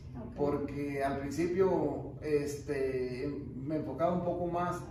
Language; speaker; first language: Spanish; native; Spanish